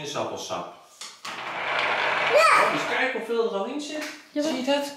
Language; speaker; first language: Dutch; native; Dutch